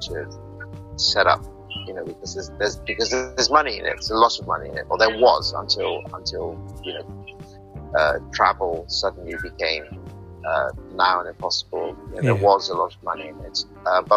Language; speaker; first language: English; native; English